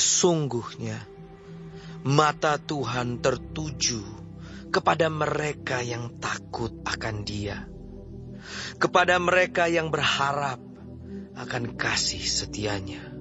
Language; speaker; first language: Indonesian; native; Indonesian